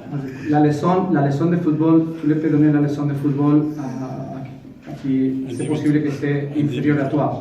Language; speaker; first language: French; non-native, fluent; Spanish